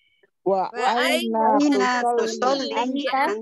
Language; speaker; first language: Arabic; non-native, learner; Indonesian